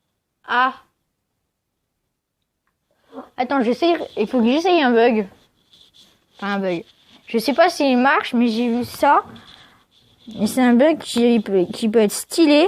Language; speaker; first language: French; native; French